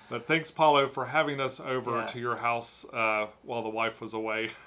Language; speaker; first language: English; native; English